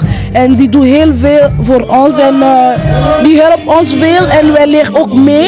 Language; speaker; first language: Dutch; early bilingual, other home language; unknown